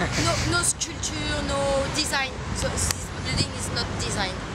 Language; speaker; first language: English; non-native, learner; French